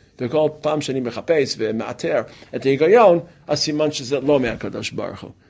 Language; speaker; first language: Hebrew; non-native, fluent; English